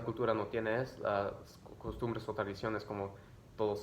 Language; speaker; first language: Spanish; early bilingual, other home language; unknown